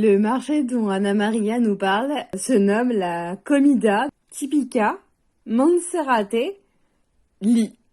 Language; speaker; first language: French; native; French